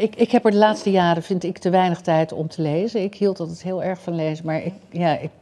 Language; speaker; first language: Dutch; native; Dutch